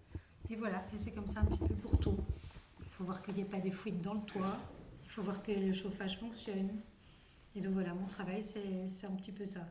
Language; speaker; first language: French; native; French